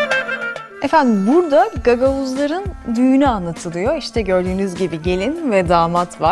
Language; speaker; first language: Turkish; native; Turkish